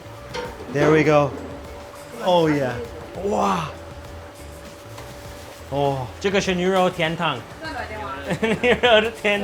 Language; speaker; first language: Chinese; non-native, learner; English